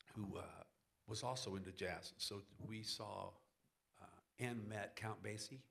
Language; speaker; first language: English; native; English